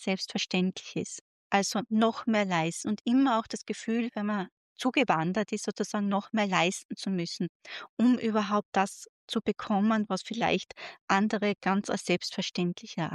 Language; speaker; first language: German; native; German